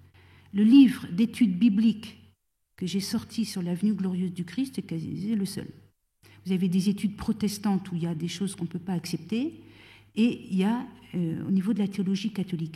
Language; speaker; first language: French; native; French